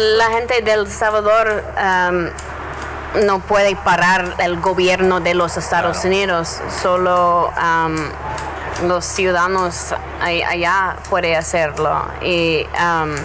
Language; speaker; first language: Spanish; non-native, learner; English